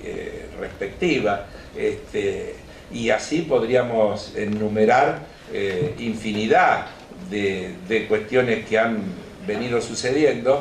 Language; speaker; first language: Spanish; native; Spanish